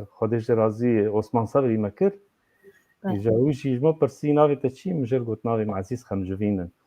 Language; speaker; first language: Kurdish; native; Kurdish